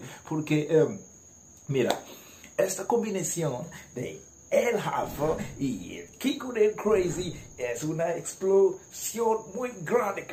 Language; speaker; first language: Spanish; non-native, learner; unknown